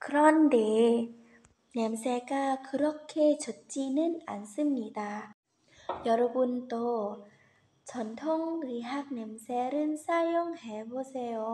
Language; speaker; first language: Korean; non-native, learner; Lao